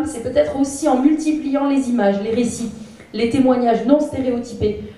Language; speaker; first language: French; native; French